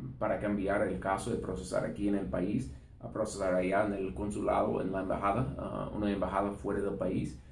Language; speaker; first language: Spanish; non-native, fluent; English